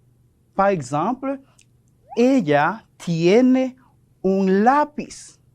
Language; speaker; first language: Spanish; non-native, fluent; French